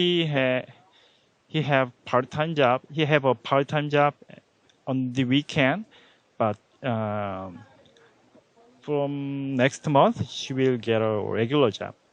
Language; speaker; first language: English; non-native, learner; Korean